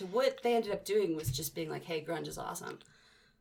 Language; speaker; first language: English; native; English